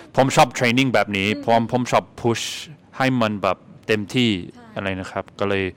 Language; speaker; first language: Thai; non-native, fluent; English